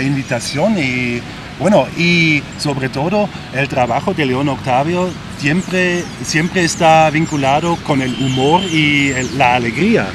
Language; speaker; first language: Spanish; non-native, learner; German